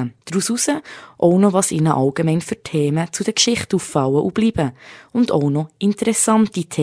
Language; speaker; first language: German; native; German